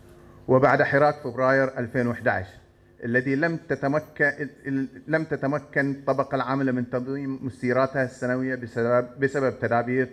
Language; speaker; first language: Arabic; native; Arabic